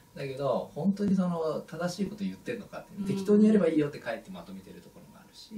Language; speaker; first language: Japanese; native; Japanese